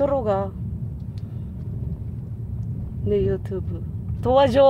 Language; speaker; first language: Korean; non-native, learner; Filipino